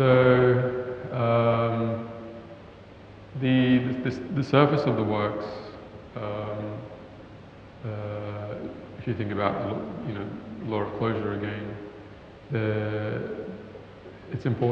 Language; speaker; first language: English; native; English